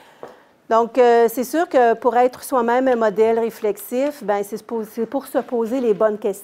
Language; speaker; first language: French; native; French